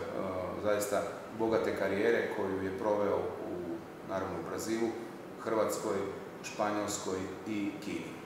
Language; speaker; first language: Serbian; native; Serbian